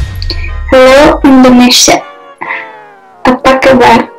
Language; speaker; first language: Indonesian; non-native, learner; Spanish